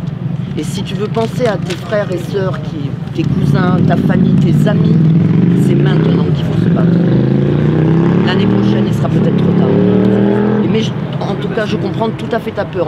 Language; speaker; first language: French; native; French